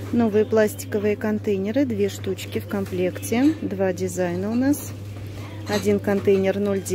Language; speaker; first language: Russian; native; Russian